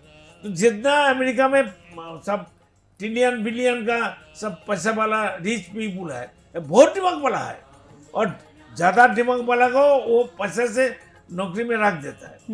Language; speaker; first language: Hindi; non-native, local second language; Bangla